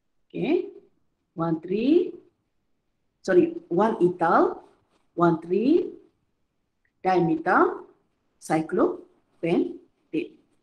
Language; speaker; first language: English; non-native, local second language; Malay